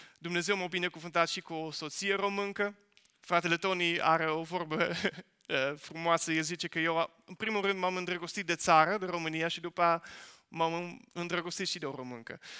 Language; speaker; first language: Romanian; non-native, fluent; Dutch